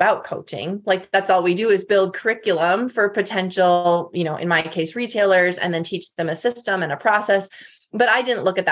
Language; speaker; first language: English; native; English